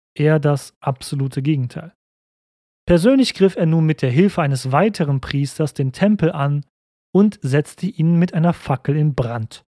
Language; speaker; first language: German; native; German